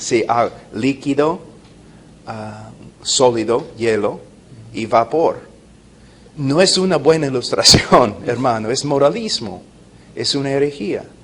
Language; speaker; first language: Spanish; non-native, fluent; English